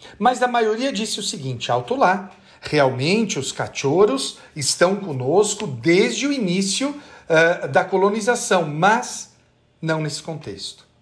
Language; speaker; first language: Portuguese; native; Portuguese